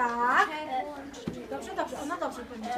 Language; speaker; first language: Polish; non-native, learner; Ukrainian